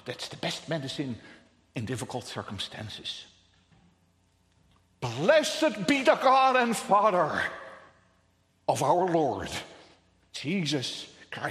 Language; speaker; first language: English; non-native, fluent; Dutch